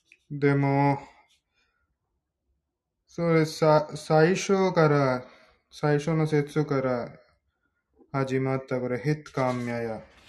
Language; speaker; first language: Japanese; non-native, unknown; Hindi